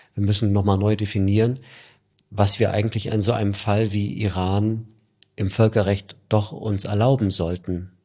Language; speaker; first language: German; native; German